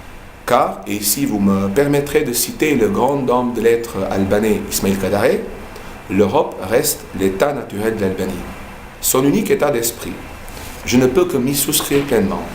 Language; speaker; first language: French; non-native, fluent; Albanian